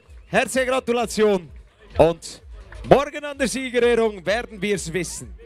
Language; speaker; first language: German; native; German